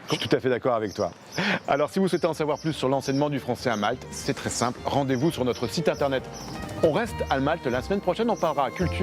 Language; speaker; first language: French; native; French